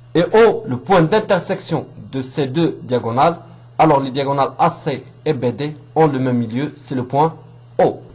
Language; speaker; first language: French; non-native, local second language; Arabic